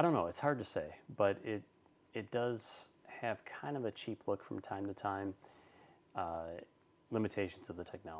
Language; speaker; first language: English; native; English